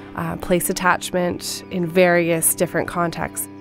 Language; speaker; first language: English; native; English